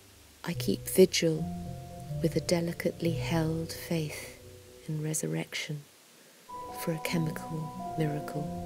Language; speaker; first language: English; native; English